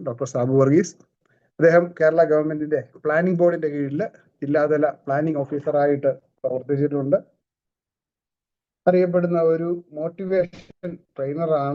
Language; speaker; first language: Malayalam; native; Malayalam